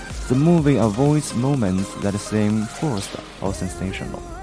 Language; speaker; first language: English; non-native, fluent; Chinese